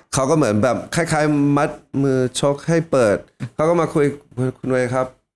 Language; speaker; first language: Thai; early bilingual, heritage; Thai